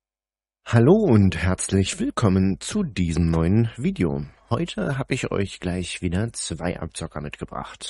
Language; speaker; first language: German; native; German